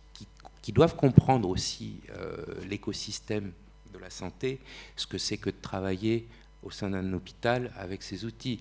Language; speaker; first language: French; native; French